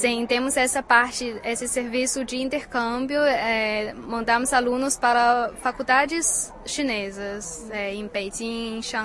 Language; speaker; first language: Portuguese; non-native, fluent; Chinese